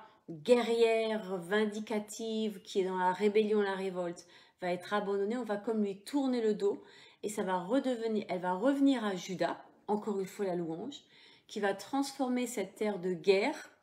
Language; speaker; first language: French; native; French